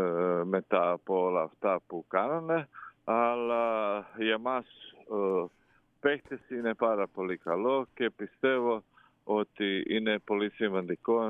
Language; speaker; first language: Greek; non-native, fluent; Croatian